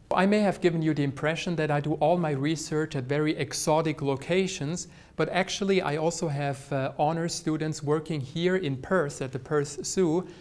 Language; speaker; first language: English; non-native, fluent; Swiss German